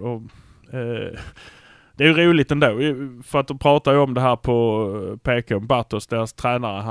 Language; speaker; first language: Swedish; native; Swedish